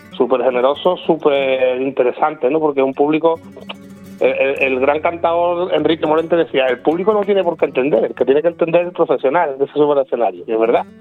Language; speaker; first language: Spanish; native; Spanish